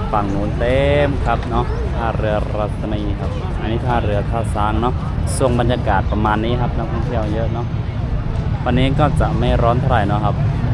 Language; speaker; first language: Thai; non-native, local second language; Northeastern Thai